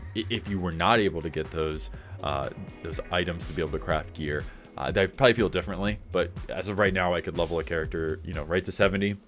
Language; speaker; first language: English; native; English